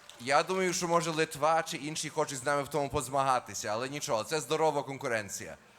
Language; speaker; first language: Ukrainian; early bilingual, heritage; Ukrainian